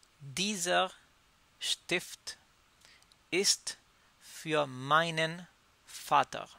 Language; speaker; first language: German; non-native, learner; Spanish